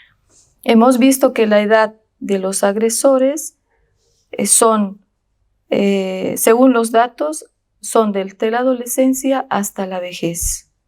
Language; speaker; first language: Spanish; native; Spanish